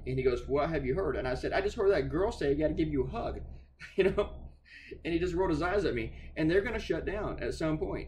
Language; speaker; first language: English; native; English